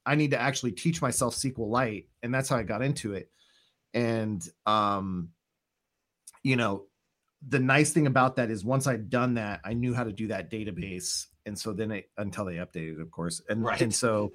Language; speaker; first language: English; native; English